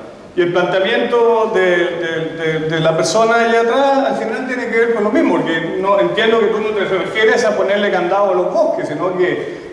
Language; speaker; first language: Spanish; native; Spanish